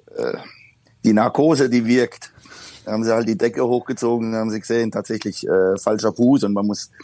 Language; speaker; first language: German; early bilingual, other home language; Polish